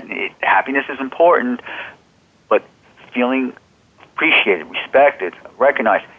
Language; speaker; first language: English; native; English